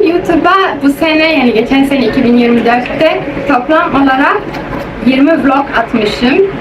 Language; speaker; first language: Turkish; early bilingual, heritage; Turkish